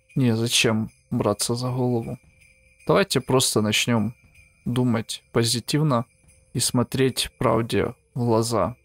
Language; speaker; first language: Ukrainian; non-native, local second language; Russian